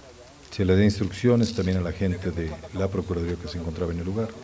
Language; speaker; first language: Spanish; native; Spanish